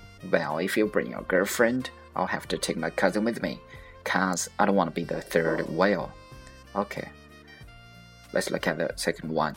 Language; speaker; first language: English; non-native, fluent; Chinese